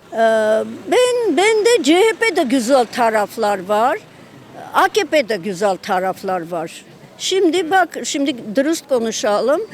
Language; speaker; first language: Turkish; non-native, learner; Armenian